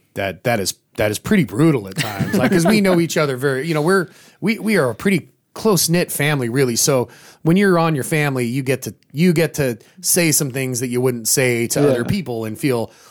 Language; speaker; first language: English; native; English